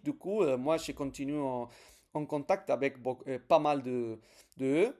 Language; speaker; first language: French; non-native, fluent; Spanish